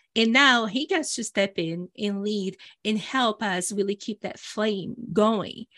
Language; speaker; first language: English; early bilingual, other home language; Portuguese